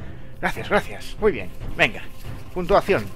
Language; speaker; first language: Spanish; native; Spanish